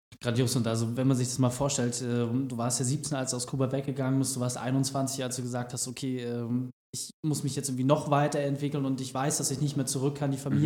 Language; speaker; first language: German; native; German